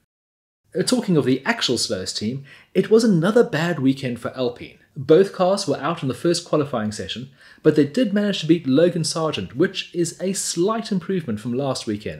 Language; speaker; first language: English; native; English